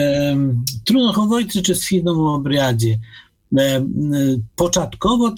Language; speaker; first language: Ukrainian; non-native, fluent; Polish